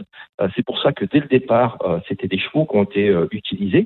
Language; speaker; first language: French; native; French